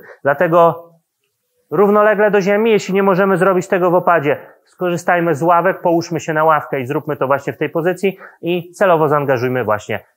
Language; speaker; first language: Polish; native; Polish